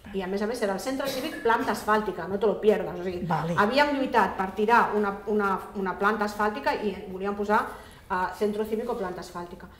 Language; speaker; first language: Catalan; non-native, local second language; Spanish